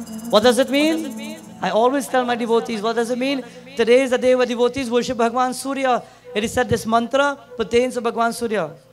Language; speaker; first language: English; native; English